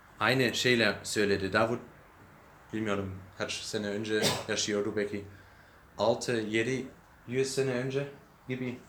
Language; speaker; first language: Turkish; non-native, learner; German